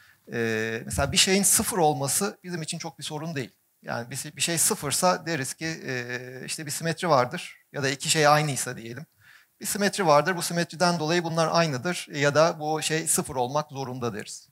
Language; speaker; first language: Turkish; native; Turkish